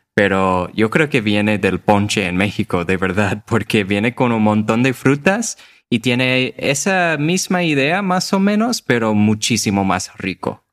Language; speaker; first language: Spanish; non-native, fluent; English